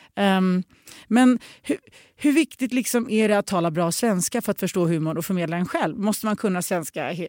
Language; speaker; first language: Swedish; early bilingual, other home language; Russian